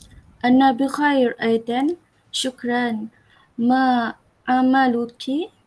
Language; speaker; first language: Arabic; non-native, learner; Malay